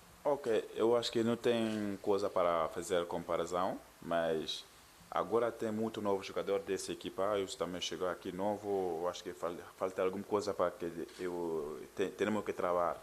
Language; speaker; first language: Portuguese; non-native, learner; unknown